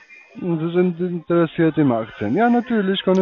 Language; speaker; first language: German; non-native, learner; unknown